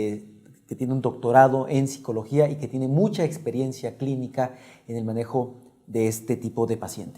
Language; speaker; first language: Spanish; native; Spanish